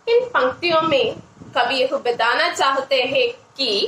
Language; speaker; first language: Hindi; non-native, local second language; Malayalam